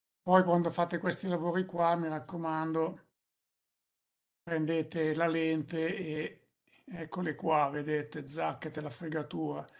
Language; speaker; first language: Italian; native; Italian